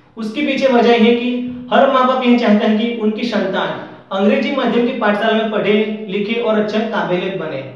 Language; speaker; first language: Hindi; non-native, local second language; Gujarati